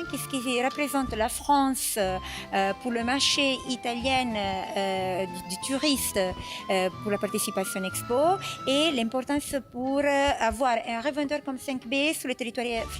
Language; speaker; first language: French; non-native, fluent; Italian